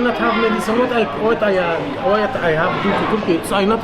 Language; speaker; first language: English; non-native, learner; Kurdish